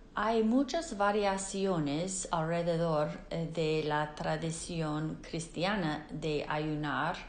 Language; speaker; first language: Spanish; non-native, fluent; English